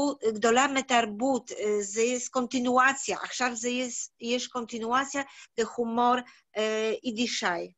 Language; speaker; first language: Hebrew; non-native, learner; Polish